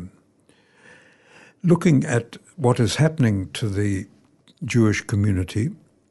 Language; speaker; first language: English; native; English